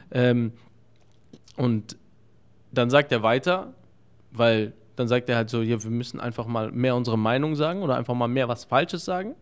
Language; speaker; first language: German; early bilingual, other home language; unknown